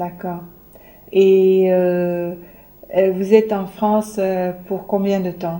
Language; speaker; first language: French; native; French